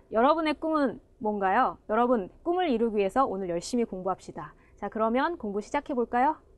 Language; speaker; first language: Korean; native; Korean